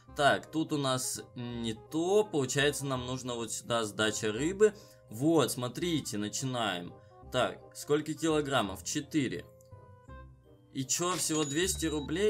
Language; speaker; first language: Russian; native; Russian